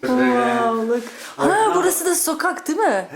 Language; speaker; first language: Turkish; non-native, learner; Polish